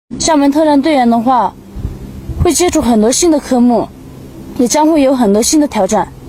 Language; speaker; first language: Chinese; non-native, local second language; Tibetan